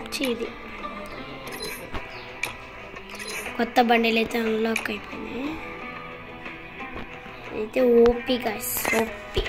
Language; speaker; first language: Telugu; native; Telugu